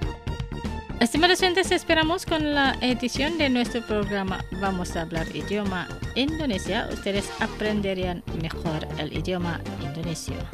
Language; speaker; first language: Spanish; non-native, fluent; Indonesian